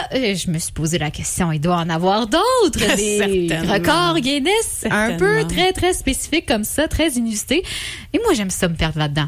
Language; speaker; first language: French; native; French